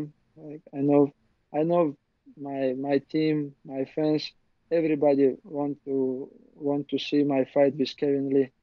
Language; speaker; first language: English; non-native, learner; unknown